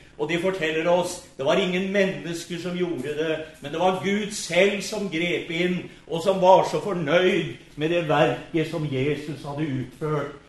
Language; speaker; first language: Norwegian; native; Norwegian